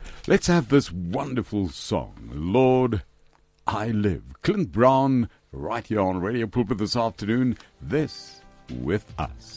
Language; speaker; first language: English; non-native, local second language; Afrikaans